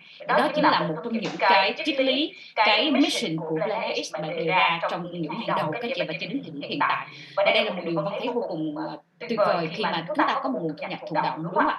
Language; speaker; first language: Vietnamese; native; Vietnamese